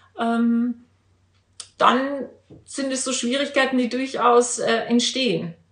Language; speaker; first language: German; native; German